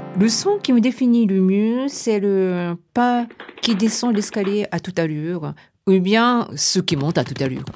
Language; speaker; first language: French; non-native, fluent; Japanese